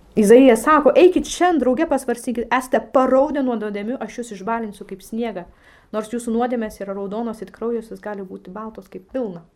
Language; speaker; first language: Lithuanian; non-native, fluent; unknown